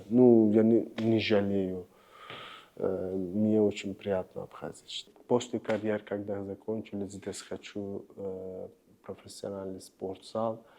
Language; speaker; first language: Russian; non-native, learner; Turkish